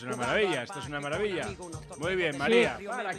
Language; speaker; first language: Spanish; native; Spanish